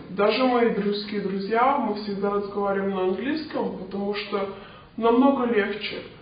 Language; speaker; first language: Russian; non-native, local second language; Romanian